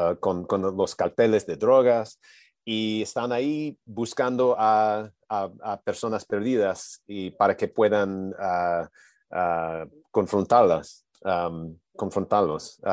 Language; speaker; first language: Spanish; non-native, learner; English